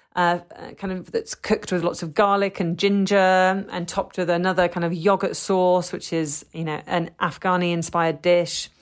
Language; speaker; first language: English; native; English